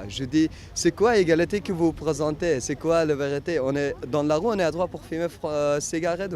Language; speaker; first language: French; non-native, learner; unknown